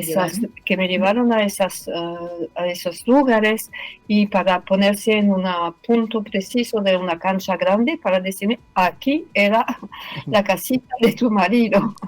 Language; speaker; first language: Spanish; non-native, fluent; French